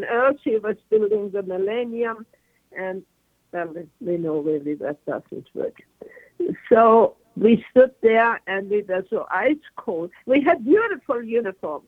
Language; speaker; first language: English; non-native, fluent; German